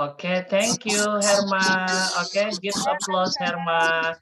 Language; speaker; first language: English; non-native, fluent; Indonesian